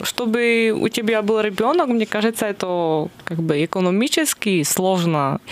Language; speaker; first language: Russian; non-native, fluent; Slovak